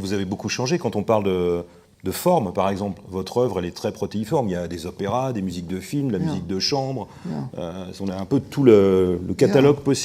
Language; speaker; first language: French; native; French